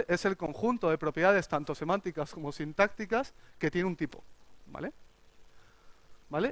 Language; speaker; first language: Spanish; native; Spanish